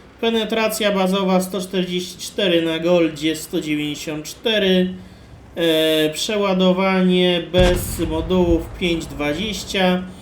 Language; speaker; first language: Polish; native; Polish